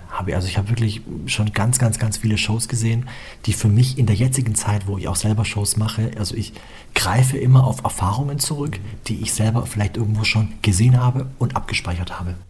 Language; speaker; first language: German; native; German